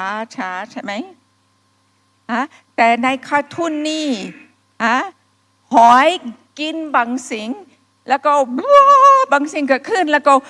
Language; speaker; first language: Thai; non-native, fluent; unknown